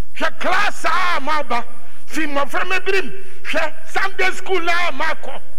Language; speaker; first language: English; non-native, local second language; Akan